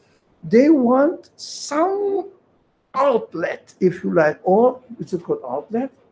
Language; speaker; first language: English; non-native, fluent; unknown